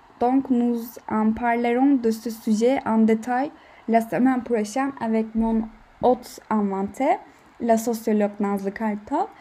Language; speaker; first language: French; non-native, learner; Turkish